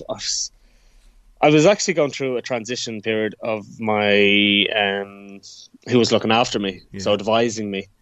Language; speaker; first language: English; native; English